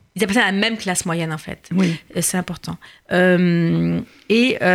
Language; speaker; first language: French; native; French